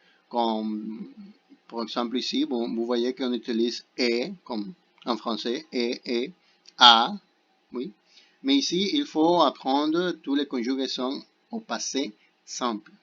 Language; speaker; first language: French; non-native, fluent; Spanish